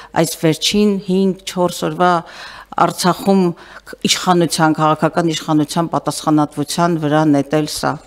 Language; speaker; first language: Armenian; native; Armenian